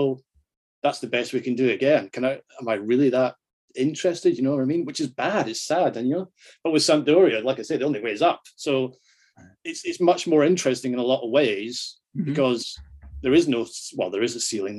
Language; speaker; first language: English; native; English